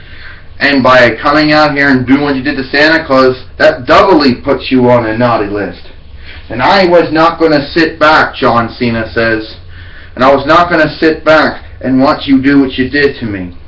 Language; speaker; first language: English; native; English